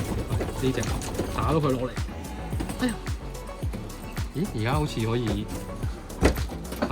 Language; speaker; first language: Chinese; native; Chinese